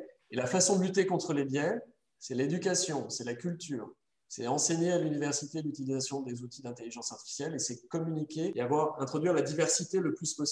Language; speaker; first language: French; native; French